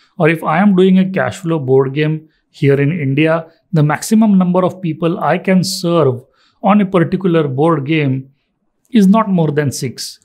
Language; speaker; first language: English; non-native, local second language; Marathi